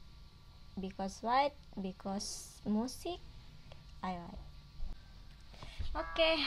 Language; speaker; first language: English; non-native, learner; Indonesian